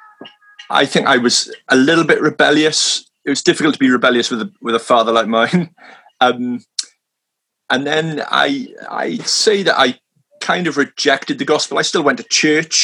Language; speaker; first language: English; native; English